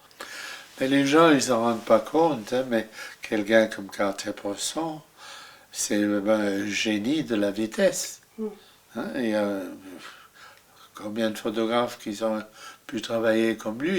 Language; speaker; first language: French; non-native, fluent; German